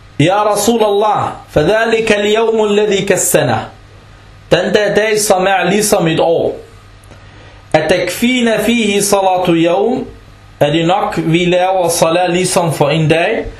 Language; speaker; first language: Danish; non-native, fluent; Arabic